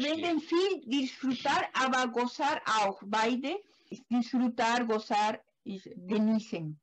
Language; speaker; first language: German; non-native, learner; Spanish